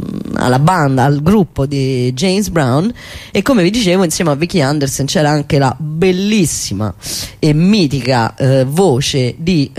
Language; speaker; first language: Italian; native; Italian